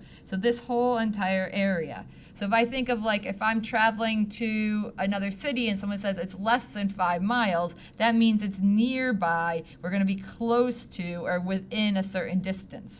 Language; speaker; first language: English; native; English